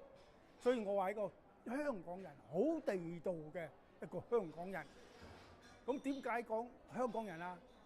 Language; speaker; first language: Cantonese; native; Cantonese